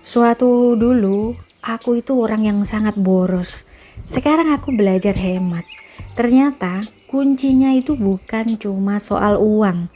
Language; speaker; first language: Indonesian; native; Indonesian